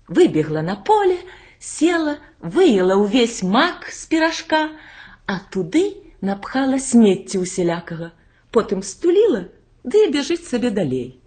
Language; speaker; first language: Belarusian; native; Belarusian